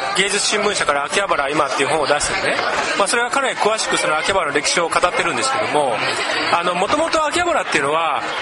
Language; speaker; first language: Japanese; native; Japanese